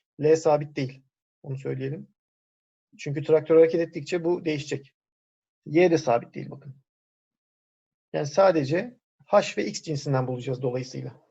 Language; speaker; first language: Turkish; native; Turkish